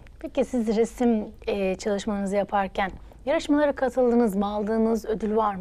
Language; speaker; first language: Turkish; native; Turkish